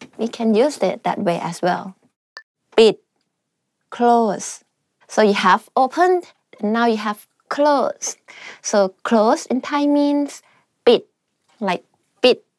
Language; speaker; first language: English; non-native, fluent; Thai